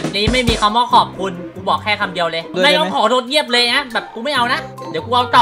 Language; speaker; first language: Thai; native; Thai